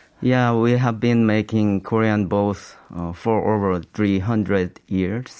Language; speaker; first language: English; non-native, learner; Korean